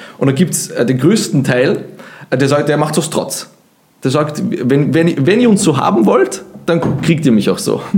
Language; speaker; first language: German; early bilingual, other home language; Bosnian